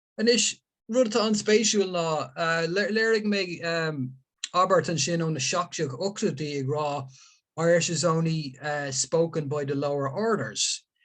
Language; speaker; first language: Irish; non-native, local second language; English